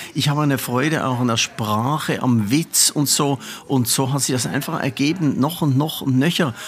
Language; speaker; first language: German; native; German